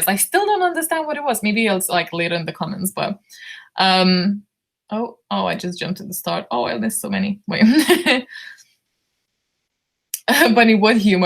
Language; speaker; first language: English; non-native, fluent; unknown